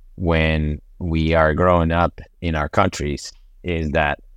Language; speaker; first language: English; non-native, fluent; Spanish